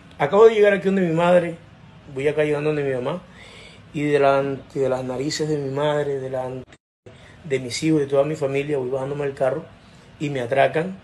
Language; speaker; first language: Spanish; native; Spanish